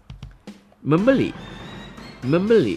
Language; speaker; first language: Spanish; non-native, fluent; Indonesian